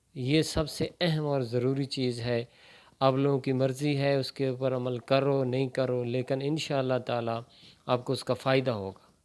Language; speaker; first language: Urdu; non-native, local second language; Punjabi